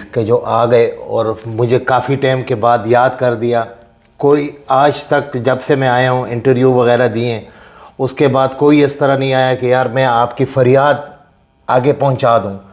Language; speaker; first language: Urdu; non-native, local second language; Punjabi